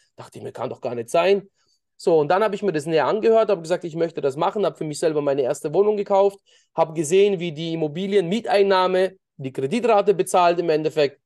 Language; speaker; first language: German; early bilingual, other home language; Russian